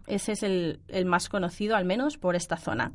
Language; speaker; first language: Spanish; native; Spanish